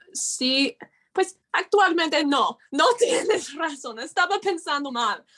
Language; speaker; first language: Spanish; non-native, learner; English